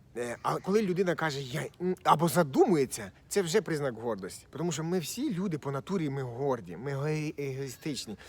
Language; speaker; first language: Ukrainian; non-native, local second language; Russian